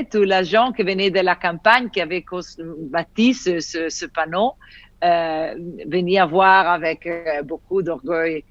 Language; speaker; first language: French; non-native, fluent; Italian